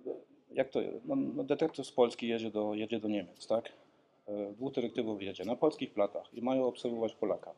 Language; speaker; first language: Polish; early bilingual, heritage; Polish